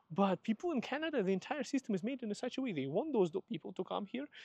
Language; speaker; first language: English; non-native, fluent; Russian